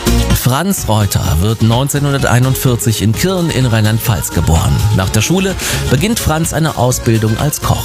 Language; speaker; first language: German; native; German